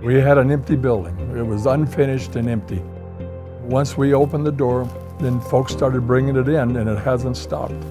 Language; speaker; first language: English; native; English